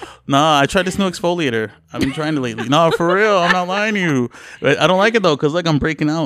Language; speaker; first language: English; early bilingual, other home language; Spanish